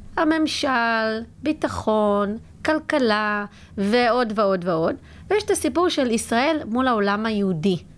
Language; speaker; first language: Hebrew; native; Hebrew